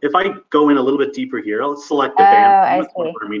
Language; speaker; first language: English; native; English